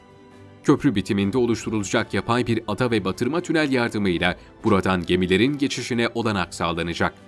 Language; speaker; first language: Turkish; native; Turkish